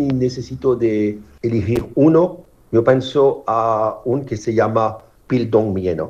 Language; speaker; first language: Spanish; non-native, fluent; French